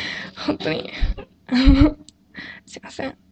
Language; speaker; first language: Japanese; non-native, learner; English